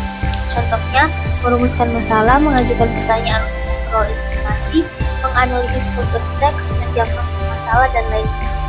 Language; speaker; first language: Indonesian; native; Indonesian